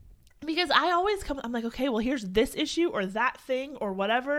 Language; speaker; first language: English; native; English